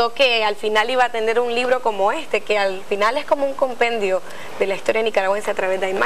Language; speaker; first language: Spanish; native; Spanish